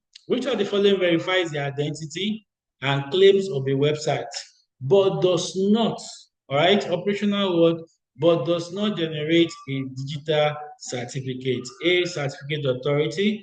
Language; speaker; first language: English; non-native, local second language; Yoruba